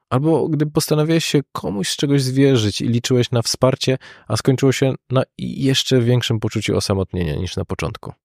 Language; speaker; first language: Polish; native; Polish